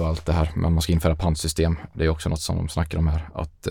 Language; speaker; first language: Swedish; native; Swedish